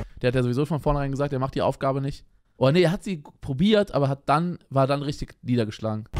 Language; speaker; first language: German; native; German